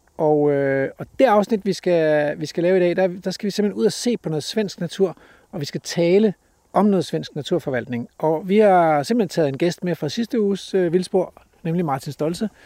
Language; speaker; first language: Danish; native; Danish